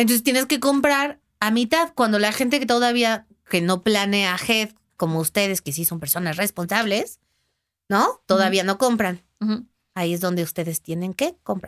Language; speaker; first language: Spanish; native; Spanish